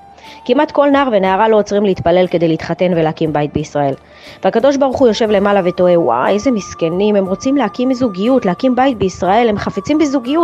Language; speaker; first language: Hebrew; native; Hebrew